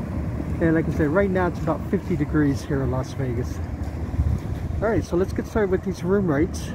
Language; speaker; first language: English; native; English